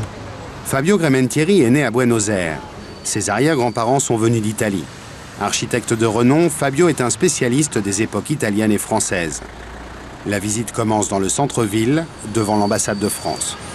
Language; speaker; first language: French; native; French